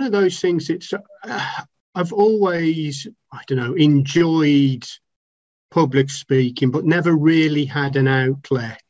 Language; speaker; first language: English; native; English